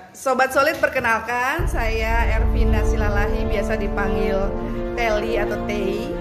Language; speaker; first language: Indonesian; native; Indonesian